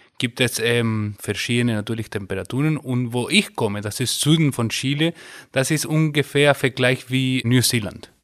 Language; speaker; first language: German; non-native, fluent; Spanish